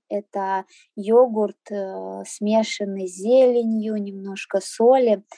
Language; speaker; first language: Russian; native; Russian